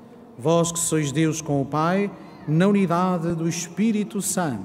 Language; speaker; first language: Portuguese; native; Portuguese